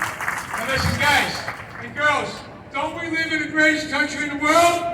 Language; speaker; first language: English; native; English